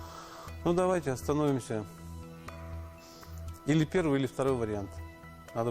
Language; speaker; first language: Russian; non-native, local second language; Tatar